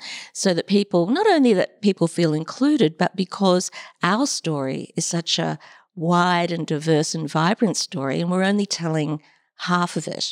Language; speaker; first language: English; native; English